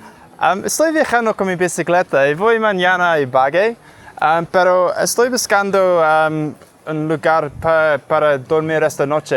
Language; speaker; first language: Spanish; non-native, learner; English